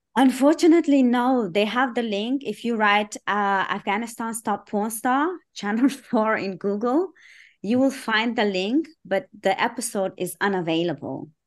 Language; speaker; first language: English; early bilingual, other home language; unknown